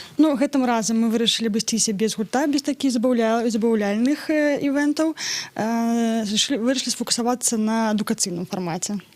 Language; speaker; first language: Belarusian; non-native, local second language; Russian